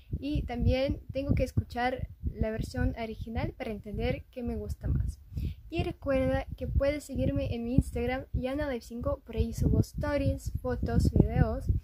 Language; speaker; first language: Spanish; non-native, fluent; Russian